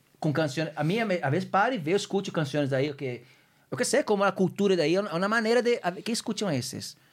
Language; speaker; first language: Spanish; non-native, fluent; Portuguese